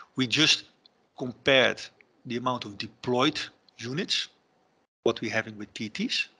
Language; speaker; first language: English; non-native, fluent; Dutch